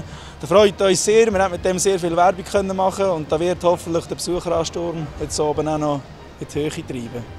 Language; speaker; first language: German; native; German